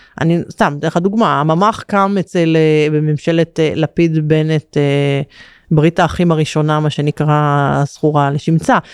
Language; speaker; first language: Hebrew; native; Hebrew